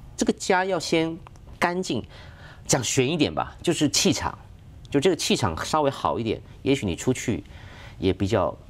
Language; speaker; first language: Chinese; native; Chinese